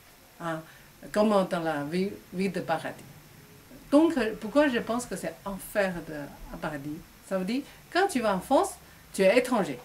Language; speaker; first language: French; non-native, learner; Chinese